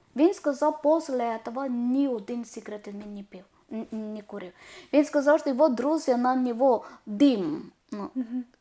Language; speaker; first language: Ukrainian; non-native, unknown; Malayalam